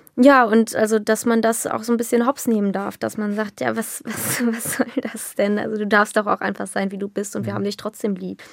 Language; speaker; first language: German; native; German